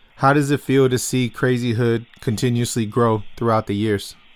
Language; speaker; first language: English; early bilingual, other home language; Spanish